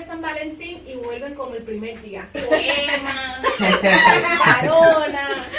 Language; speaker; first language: Spanish; native; Spanish